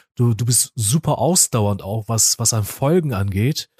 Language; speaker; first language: German; non-native, fluent; Korean